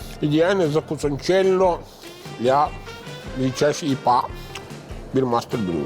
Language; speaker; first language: Ukrainian; non-native, fluent; Italian